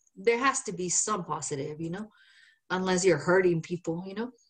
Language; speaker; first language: English; non-native, fluent; Spanish